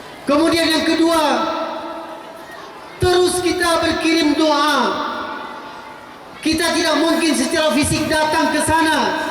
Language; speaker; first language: Indonesian; native; Indonesian